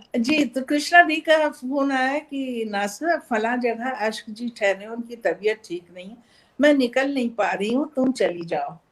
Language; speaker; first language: Hindi; native; Hindi